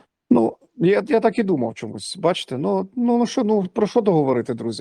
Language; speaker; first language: Ukrainian; native; Ukrainian